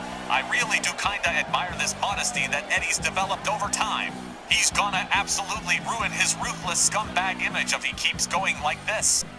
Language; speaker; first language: English; native; English